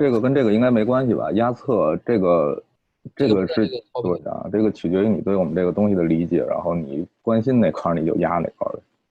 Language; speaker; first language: Chinese; native; Chinese